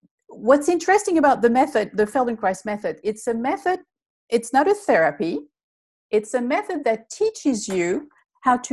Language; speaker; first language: English; non-native, fluent; French